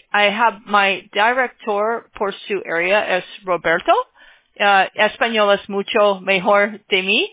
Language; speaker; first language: Spanish; non-native, learner; English